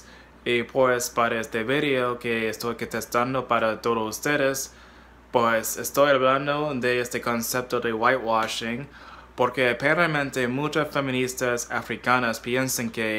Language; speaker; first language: Spanish; non-native, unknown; English